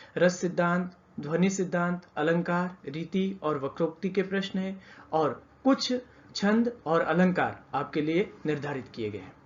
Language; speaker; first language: Hindi; native; Hindi